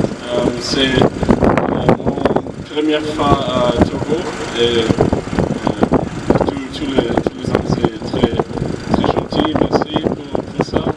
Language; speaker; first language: French; non-native, learner; German